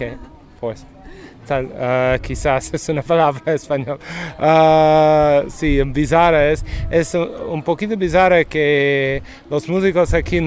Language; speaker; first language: Spanish; non-native, learner; English